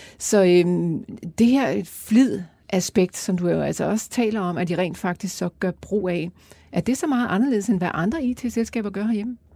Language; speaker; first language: Danish; native; Danish